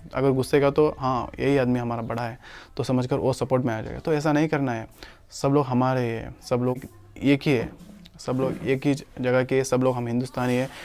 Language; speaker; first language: Hindi; non-native, local second language; Kannada